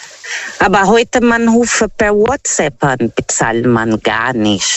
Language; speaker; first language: German; non-native, fluent; Portuguese